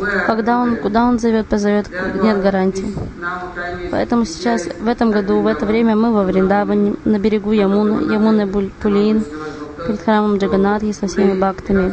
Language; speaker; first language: Russian; non-native, fluent; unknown